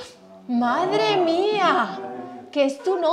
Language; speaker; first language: Spanish; native; Spanish